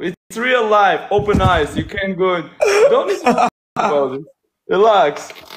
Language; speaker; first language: English; non-native, learner; Russian